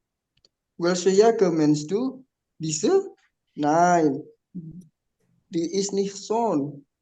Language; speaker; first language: German; non-native, learner; Indonesian